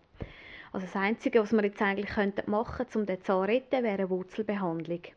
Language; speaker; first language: German; native; German